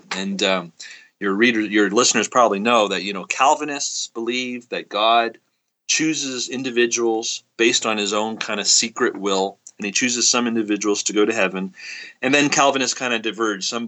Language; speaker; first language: English; native; English